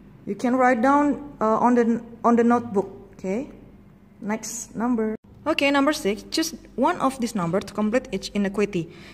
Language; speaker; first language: English; non-native, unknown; Indonesian